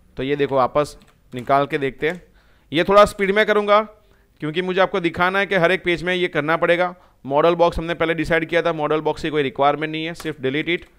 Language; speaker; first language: Hindi; non-native, local second language; Gujarati